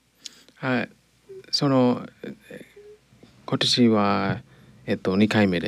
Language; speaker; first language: Japanese; non-native, learner; English